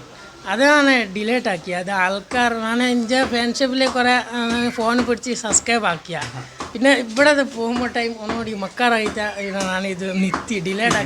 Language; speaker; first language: Malayalam; non-native, local second language; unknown